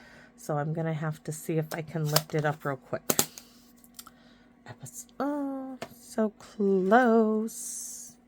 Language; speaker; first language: English; native; English